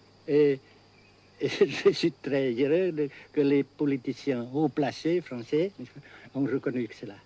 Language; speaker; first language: French; non-native, local second language; Vietnamese